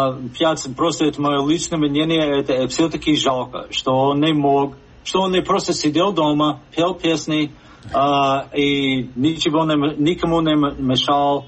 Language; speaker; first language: Russian; non-native, fluent; English